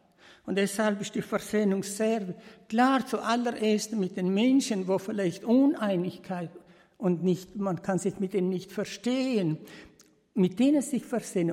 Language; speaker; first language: German; early bilingual, heritage; German